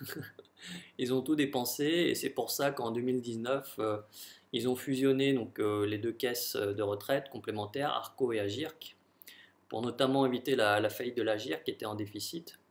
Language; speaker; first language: French; native; French